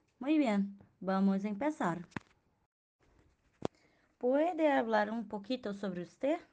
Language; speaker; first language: Portuguese; non-native, learner; Spanish